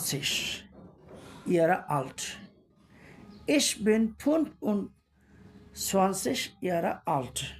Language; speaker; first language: German; non-native, learner; Bangla